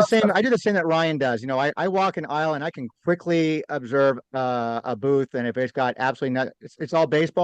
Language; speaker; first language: English; native; English